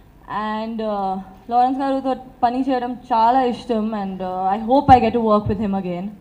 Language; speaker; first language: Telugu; non-native, learner; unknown